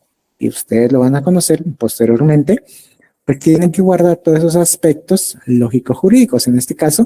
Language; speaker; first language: Spanish; native; Spanish